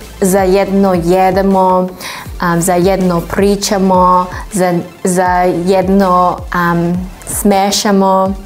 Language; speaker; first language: Serbian; non-native, learner; English